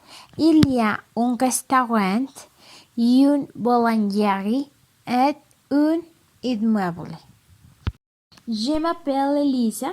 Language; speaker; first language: French; non-native, learner; Spanish